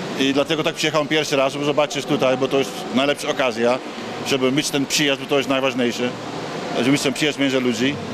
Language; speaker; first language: Polish; non-native, learner; Dutch